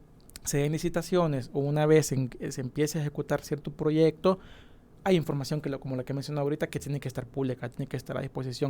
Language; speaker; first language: Spanish; native; Spanish